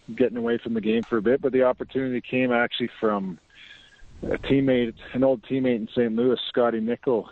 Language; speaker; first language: English; native; English